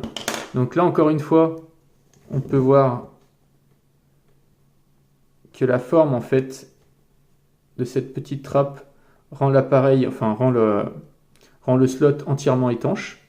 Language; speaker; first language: French; native; French